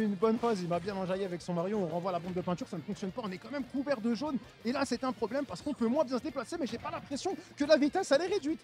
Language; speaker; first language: French; native; French